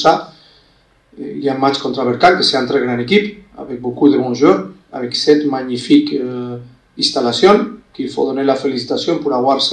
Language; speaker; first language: French; non-native, fluent; Spanish